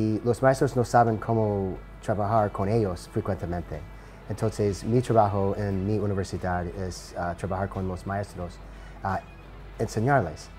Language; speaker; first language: Spanish; non-native, learner; English